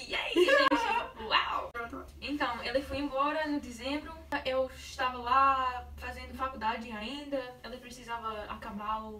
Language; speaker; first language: Portuguese; non-native, learner; English